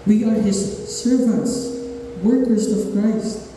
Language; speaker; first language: English; non-native, local second language; Filipino